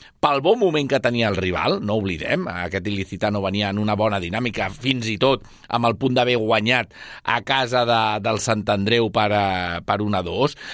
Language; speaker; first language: Catalan; native; Catalan